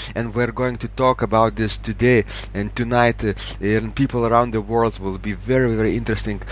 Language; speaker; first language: English; non-native, fluent; Lithuanian